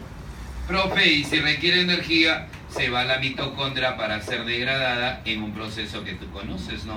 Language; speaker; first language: Spanish; native; Spanish